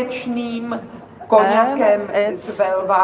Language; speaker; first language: Czech; native; Czech